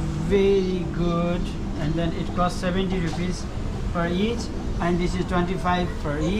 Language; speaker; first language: English; non-native, learner; Nepali